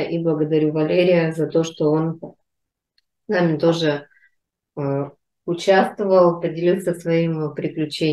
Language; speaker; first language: Russian; native; Russian